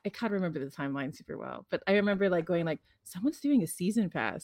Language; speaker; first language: English; non-native, local second language; Filipino